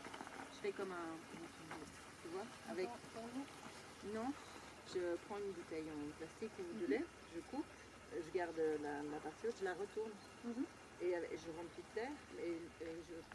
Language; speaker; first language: French; native; French